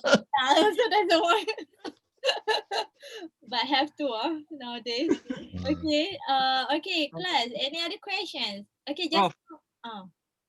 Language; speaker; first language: English; non-native, local second language; Malay